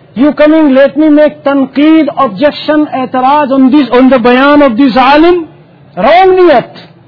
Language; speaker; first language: English; non-native, local second language; Urdu